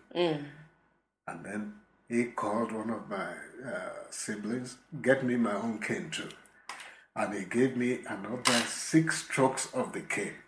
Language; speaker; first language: English; non-native, local second language; Yoruba